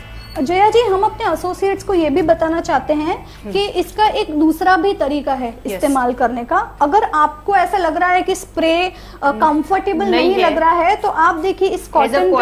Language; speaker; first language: Hindi; native; Hindi